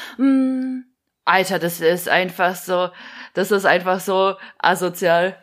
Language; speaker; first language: German; early bilingual, other home language; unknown